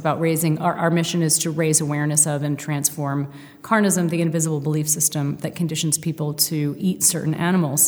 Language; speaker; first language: English; native; English